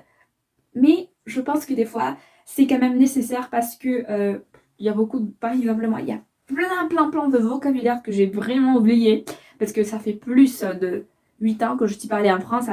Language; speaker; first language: French; non-native, fluent; Spanish